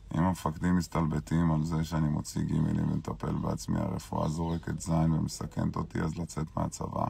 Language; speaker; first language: Hebrew; native; Hebrew